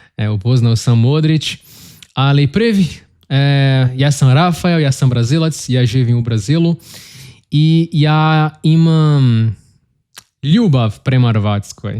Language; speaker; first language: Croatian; non-native, learner; Portuguese